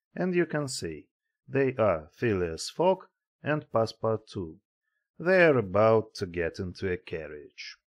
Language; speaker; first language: English; non-native, fluent; Russian